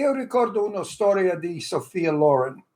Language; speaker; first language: Italian; early bilingual, heritage; English